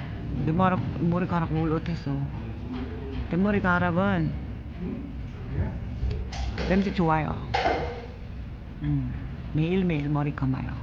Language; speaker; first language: Korean; non-native, learner; Filipino